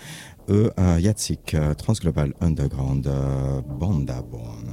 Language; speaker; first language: Hungarian; non-native, learner; French